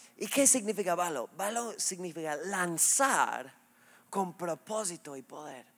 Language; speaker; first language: Spanish; non-native, fluent; English